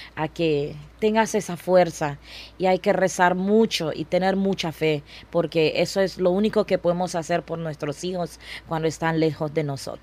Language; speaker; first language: Spanish; non-native, local second language; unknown